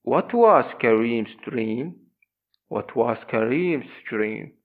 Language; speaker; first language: English; non-native, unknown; Arabic